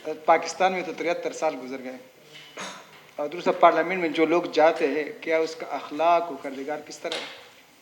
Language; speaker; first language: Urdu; non-native, learner; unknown